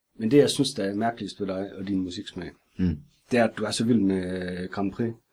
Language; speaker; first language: Danish; native; Danish